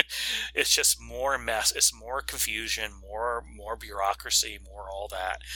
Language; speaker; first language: English; native; English